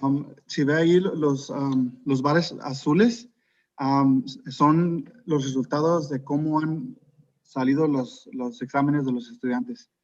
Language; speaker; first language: Spanish; early bilingual, heritage; Spanish